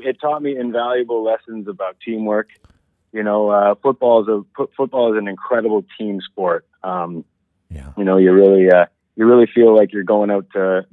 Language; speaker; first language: English; native; English